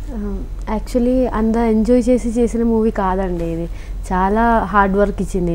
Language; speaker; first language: Telugu; non-native, learner; Malayalam